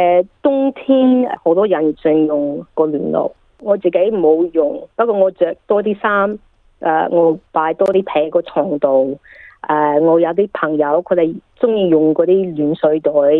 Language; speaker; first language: Cantonese; early bilingual, heritage; English